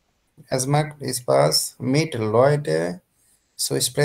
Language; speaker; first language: German; non-native, learner; Bangla